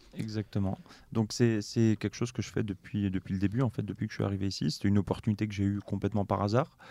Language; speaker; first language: French; native; French